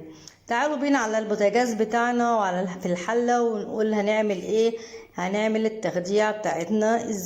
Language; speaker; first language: Arabic; native; Arabic